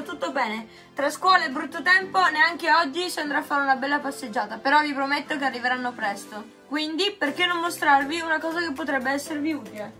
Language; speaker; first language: Italian; native; Italian